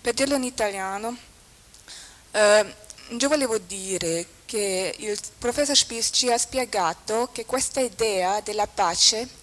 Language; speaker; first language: Italian; non-native, fluent; German